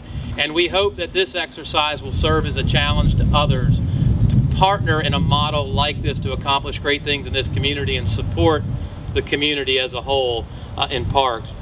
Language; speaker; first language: English; native; English